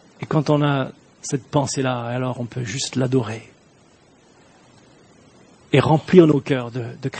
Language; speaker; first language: French; native; French